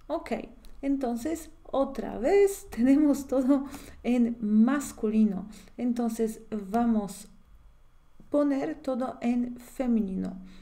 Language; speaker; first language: Spanish; non-native, fluent; Polish